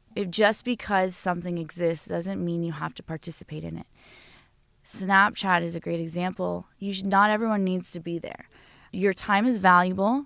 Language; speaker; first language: English; native; English